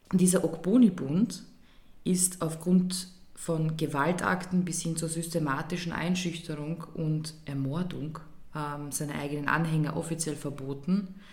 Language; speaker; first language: German; early bilingual, other home language; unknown